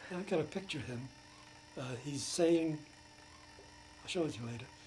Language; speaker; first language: English; native; English